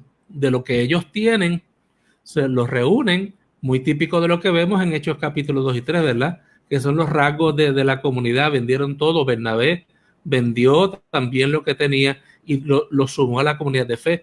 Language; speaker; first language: Spanish; native; Spanish